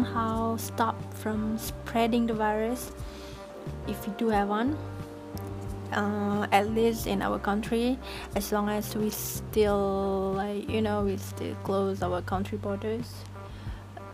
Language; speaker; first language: English; non-native, local second language; Malay